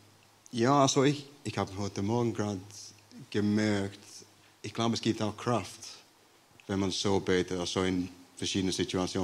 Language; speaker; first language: German; non-native, fluent; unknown